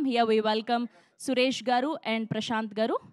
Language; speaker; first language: Telugu; native; Telugu